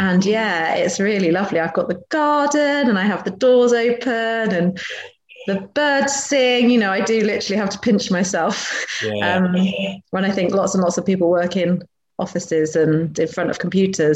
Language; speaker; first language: English; native; English